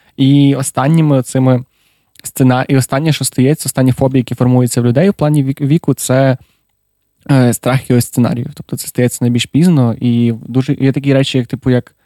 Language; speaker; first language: Ukrainian; non-native, local second language; Russian